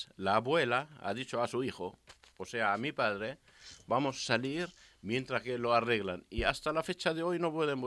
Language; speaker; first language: Spanish; non-native, learner; Arabic